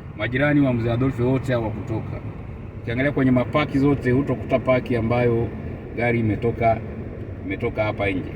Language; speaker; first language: Swahili; native; Swahili